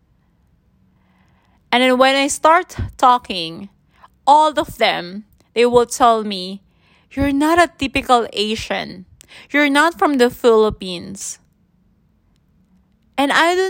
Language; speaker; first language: English; non-native, local second language; Filipino